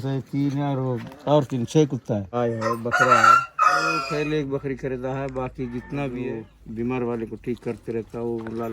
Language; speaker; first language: Hindi; non-native, local second language; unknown